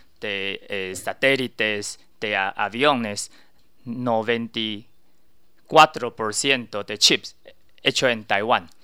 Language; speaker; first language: Spanish; non-native, learner; Chinese